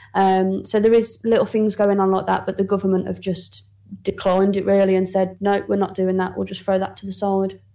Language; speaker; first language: English; native; English